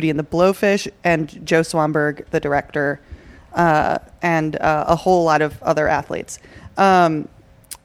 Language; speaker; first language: English; native; English